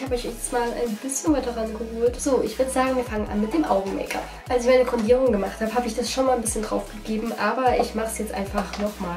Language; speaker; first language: German; native; German